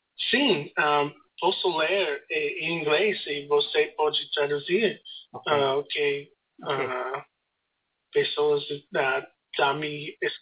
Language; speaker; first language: Portuguese; non-native, learner; English